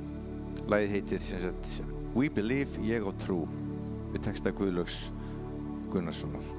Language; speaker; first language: Icelandic; native; Icelandic